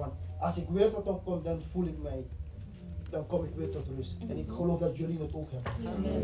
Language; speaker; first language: Dutch; non-native, fluent; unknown